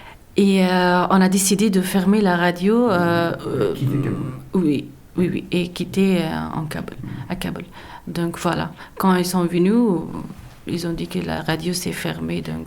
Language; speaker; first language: French; non-native, learner; Persian